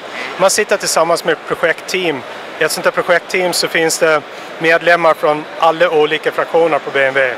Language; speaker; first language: Swedish; native; Swedish